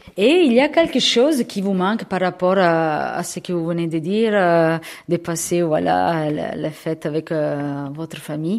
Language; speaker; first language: French; non-native, fluent; Italian